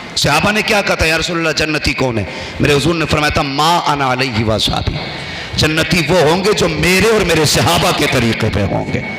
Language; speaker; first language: Urdu; native; Urdu